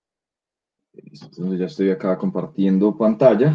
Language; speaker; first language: Spanish; native; Spanish